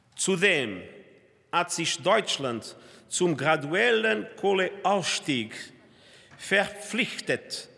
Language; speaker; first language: German; non-native, fluent; Portuguese